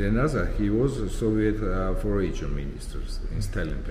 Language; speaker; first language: English; non-native, learner; Georgian